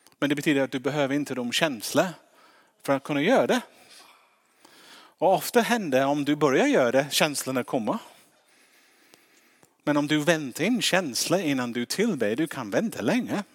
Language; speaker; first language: Swedish; non-native, fluent; English